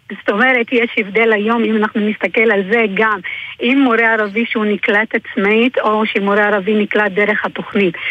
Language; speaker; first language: Hebrew; non-native, local second language; Arabic